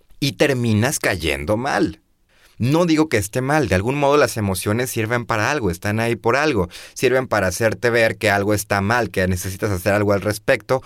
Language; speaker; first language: Spanish; native; Spanish